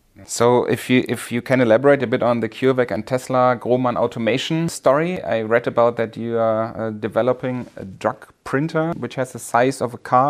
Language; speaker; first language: English; non-native, fluent; German